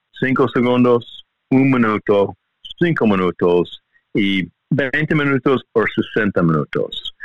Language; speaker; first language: Spanish; non-native, learner; English